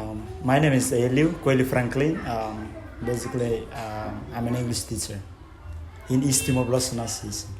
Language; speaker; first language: English; non-native, fluent; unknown